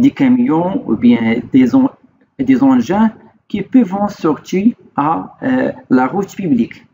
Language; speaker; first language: French; non-native, local second language; Arabic